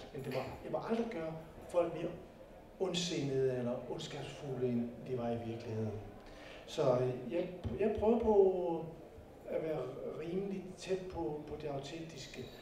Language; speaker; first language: Danish; native; Danish